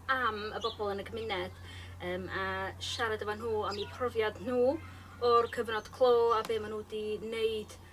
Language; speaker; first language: Welsh; native; Welsh